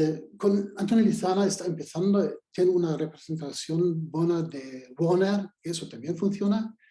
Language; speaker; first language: Spanish; non-native, fluent; German